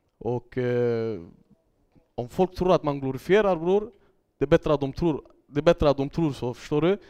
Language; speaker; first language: Swedish; early bilingual, other home language; Kurdish